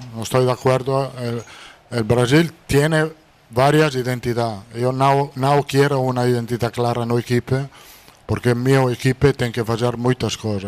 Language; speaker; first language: Spanish; non-native, fluent; Italian